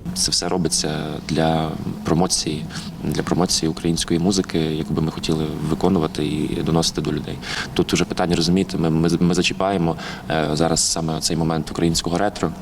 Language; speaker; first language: Ukrainian; native; Ukrainian